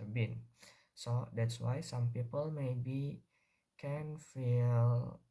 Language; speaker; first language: English; non-native, learner; Indonesian